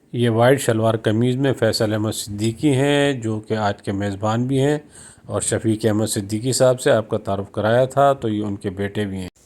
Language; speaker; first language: Urdu; native; Urdu